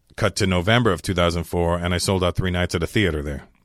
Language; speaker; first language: English; native; English